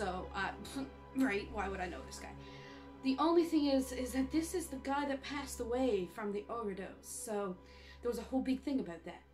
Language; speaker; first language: English; native; English